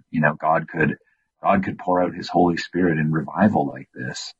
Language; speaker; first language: English; native; English